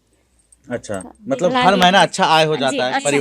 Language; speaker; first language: Hindi; native; Hindi